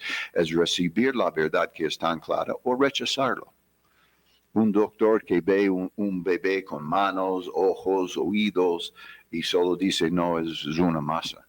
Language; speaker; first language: Spanish; non-native, fluent; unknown